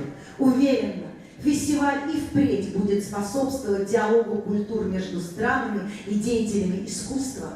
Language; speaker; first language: Russian; native; Russian